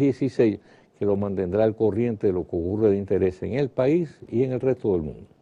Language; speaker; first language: Spanish; native; Spanish